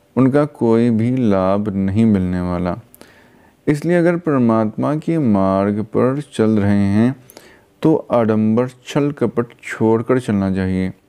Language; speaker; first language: Hindi; non-native, local second language; Punjabi